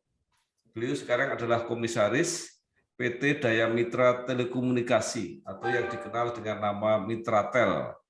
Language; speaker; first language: Indonesian; native; Indonesian